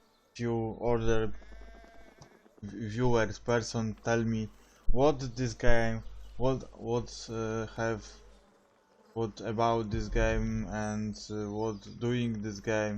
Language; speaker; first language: English; non-native, learner; Polish